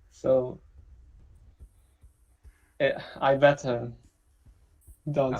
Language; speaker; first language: English; non-native, learner; Arabic